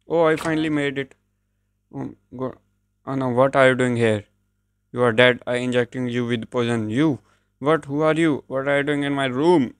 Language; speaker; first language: Hindi; native; Hindi